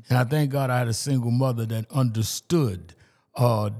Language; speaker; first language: English; native; English